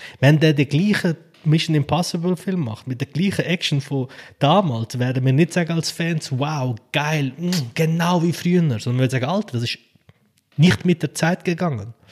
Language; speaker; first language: German; early bilingual, other home language; Albanian